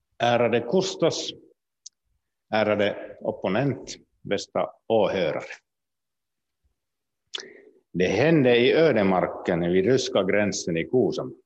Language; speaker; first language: Swedish; non-native, local second language; Finnish